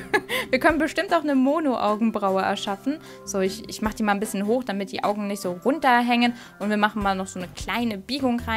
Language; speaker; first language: German; native; German